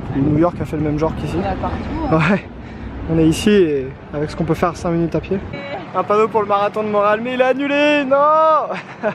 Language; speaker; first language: French; native; French